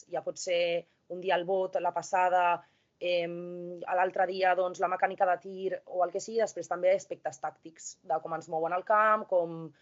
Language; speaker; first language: Catalan; native; Catalan